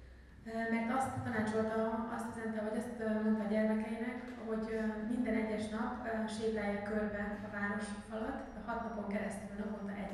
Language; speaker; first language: Hungarian; native; Hungarian